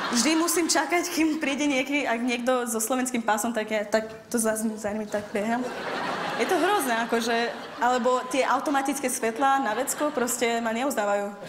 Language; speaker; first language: Slovak; non-native, fluent; Persian